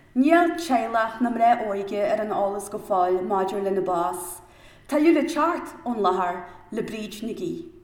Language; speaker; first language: Irish; native; Irish